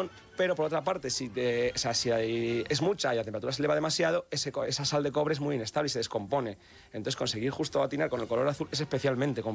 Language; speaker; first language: Spanish; native; Spanish